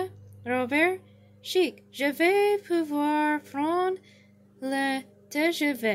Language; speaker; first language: French; non-native, learner; English